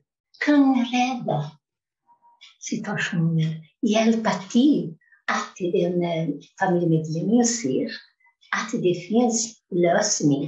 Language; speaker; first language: Swedish; non-native, fluent; Portuguese